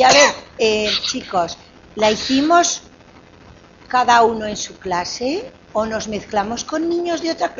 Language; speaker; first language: Spanish; native; Spanish